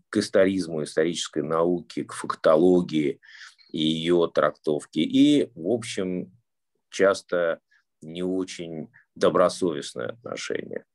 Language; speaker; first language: Russian; native; Russian